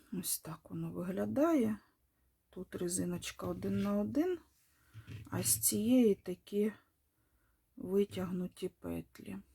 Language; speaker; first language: Ukrainian; non-native, local second language; Russian